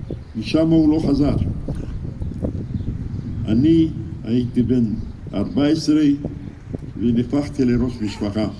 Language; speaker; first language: Hebrew; non-native, fluent; Romanian